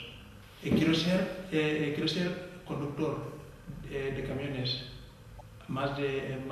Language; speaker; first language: Spanish; non-native, fluent; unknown